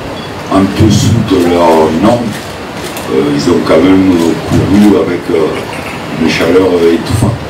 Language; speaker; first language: French; native; French